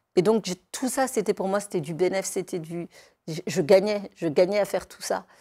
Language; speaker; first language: French; native; French